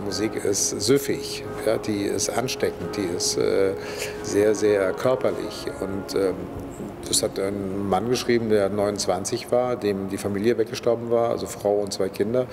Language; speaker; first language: German; native; German